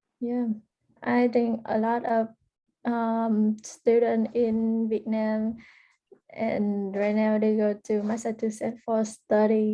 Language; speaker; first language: English; early bilingual, heritage; Vietnamese